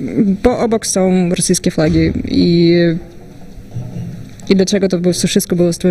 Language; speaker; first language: Polish; non-native, fluent; Russian